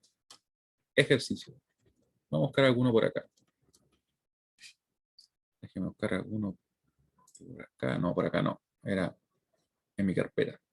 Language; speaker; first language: Spanish; native; Spanish